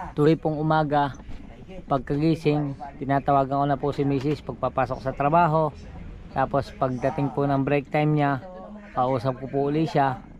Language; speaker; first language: Filipino; native; Filipino